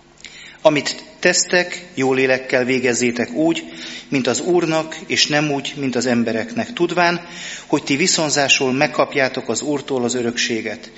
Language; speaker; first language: Hungarian; native; Hungarian